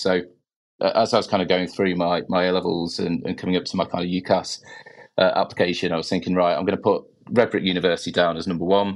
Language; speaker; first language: English; native; English